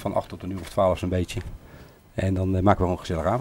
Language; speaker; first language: Dutch; native; Dutch